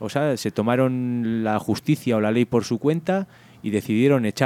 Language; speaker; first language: Spanish; native; Spanish